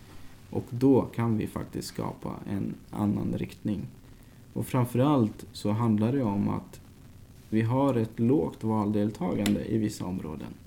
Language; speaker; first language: Swedish; native; Swedish